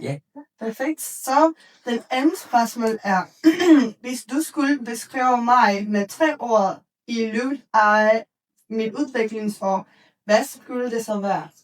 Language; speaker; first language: Danish; non-native, learner; Spanish